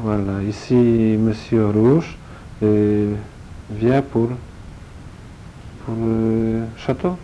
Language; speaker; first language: French; non-native, learner; Polish